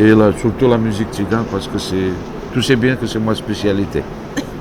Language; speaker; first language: French; non-native, fluent; Romanian